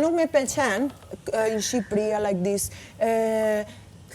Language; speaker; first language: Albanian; early bilingual, heritage; Albanian